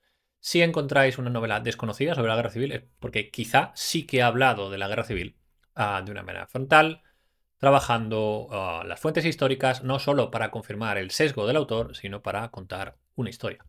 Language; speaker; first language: Spanish; native; Spanish